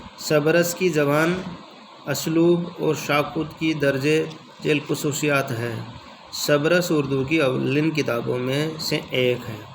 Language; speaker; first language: Urdu; native; Urdu